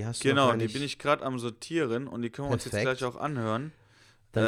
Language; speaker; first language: German; native; German